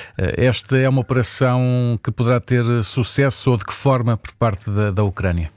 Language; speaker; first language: Portuguese; native; Portuguese